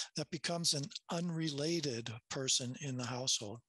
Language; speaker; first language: English; native; English